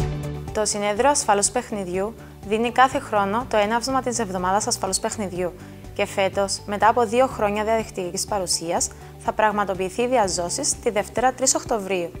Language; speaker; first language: Greek; native; Greek